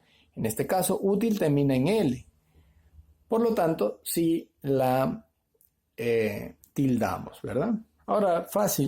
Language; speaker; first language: Spanish; native; Spanish